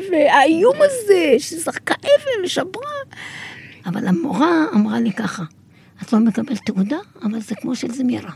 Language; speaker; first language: Hebrew; early bilingual, other home language; Arabic